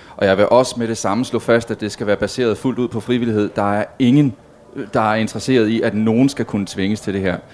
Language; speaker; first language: Danish; native; Danish